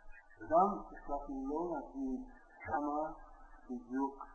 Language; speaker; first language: Hebrew; non-native, fluent; English